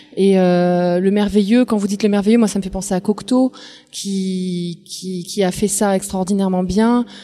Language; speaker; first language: French; native; French